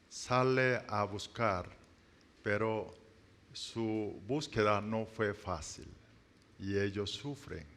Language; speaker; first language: Spanish; non-native, learner; Korean